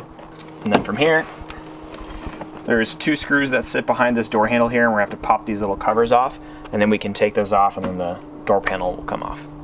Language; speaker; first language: English; native; English